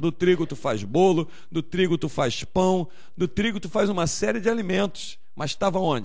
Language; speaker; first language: Portuguese; native; Portuguese